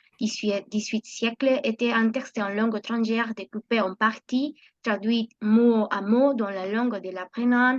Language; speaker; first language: French; non-native, learner; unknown